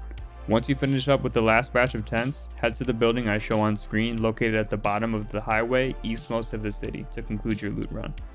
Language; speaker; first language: English; native; English